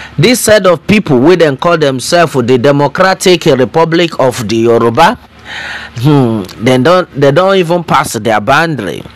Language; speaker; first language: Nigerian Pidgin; non-native, local second language; Yoruba